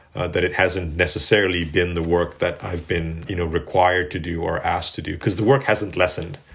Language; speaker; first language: English; native; English